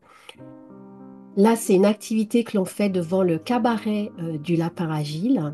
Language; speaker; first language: French; native; French